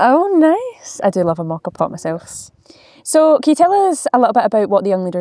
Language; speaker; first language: English; native; English